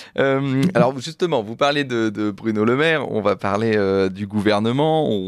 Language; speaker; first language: French; native; French